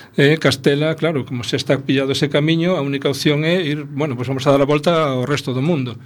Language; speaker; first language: Galician; non-native, local second language; Spanish